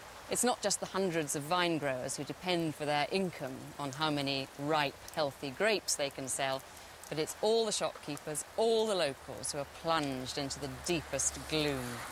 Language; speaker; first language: English; native; English